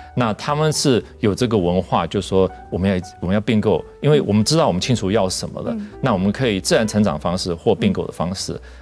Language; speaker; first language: Chinese; non-native, fluent; English